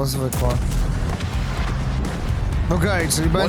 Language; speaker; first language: Polish; native; Polish